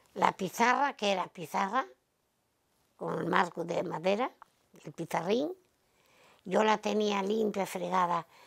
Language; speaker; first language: Spanish; native; Spanish